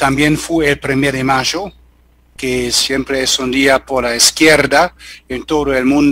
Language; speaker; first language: Spanish; non-native, learner; German